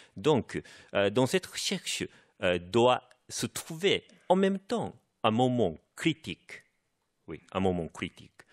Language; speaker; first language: French; non-native, fluent; Japanese